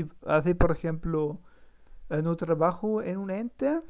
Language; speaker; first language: Spanish; non-native, learner; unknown